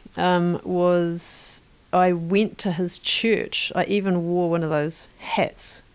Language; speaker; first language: English; native; English